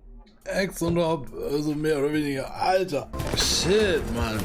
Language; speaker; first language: German; native; German